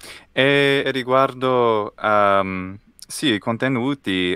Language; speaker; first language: Italian; non-native, fluent; English